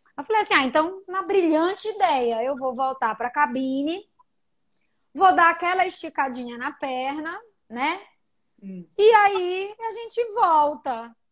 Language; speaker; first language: Portuguese; native; Portuguese